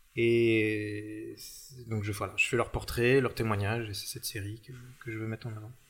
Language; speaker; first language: French; native; French